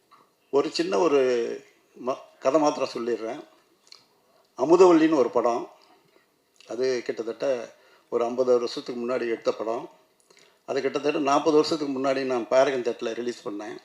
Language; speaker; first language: Tamil; native; Tamil